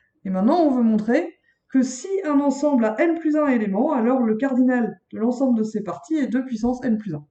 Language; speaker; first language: French; native; French